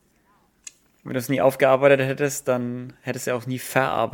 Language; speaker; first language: German; native; German